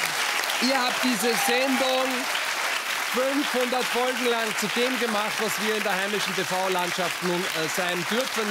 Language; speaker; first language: German; native; German